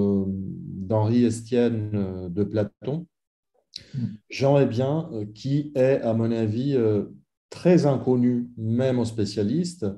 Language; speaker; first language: French; non-native, fluent; Italian